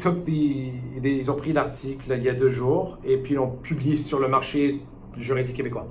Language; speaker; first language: French; native; French